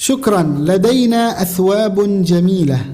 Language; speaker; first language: Arabic; non-native, fluent; Indonesian